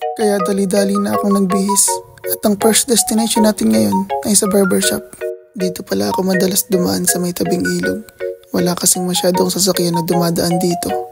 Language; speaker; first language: Filipino; native; Filipino